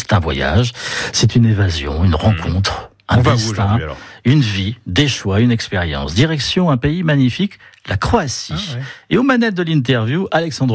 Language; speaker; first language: French; native; French